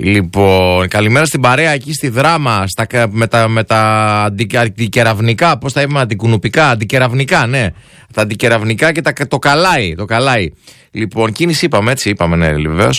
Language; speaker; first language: Greek; native; Greek